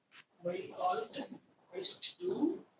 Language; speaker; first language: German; non-native, learner; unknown